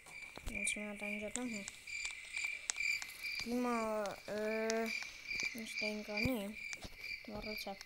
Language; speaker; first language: Armenian; early bilingual, heritage; Armenian